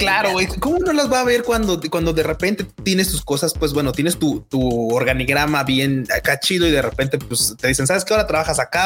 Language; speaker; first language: Spanish; native; Spanish